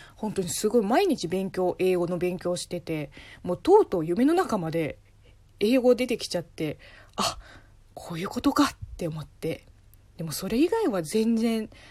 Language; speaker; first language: Japanese; non-native, fluent; Chinese